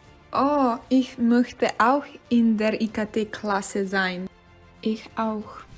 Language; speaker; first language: German; non-native, learner; Slovenian